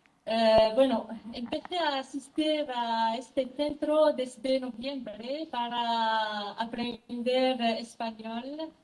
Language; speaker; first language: Spanish; non-native, fluent; French